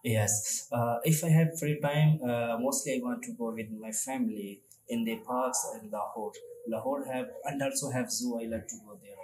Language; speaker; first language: English; non-native, learner; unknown